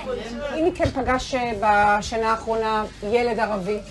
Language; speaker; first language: Hebrew; native; Hebrew